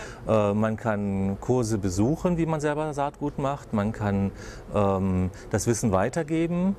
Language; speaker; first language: German; native; German